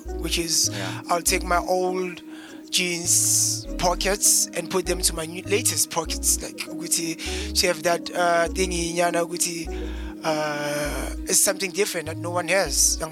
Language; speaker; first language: English; non-native, local second language; Zulu